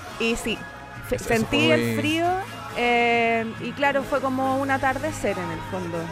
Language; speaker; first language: Spanish; native; Spanish